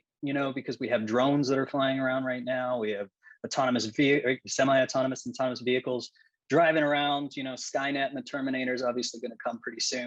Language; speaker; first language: English; native; English